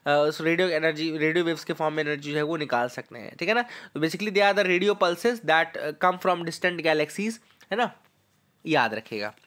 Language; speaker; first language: Hindi; native; Hindi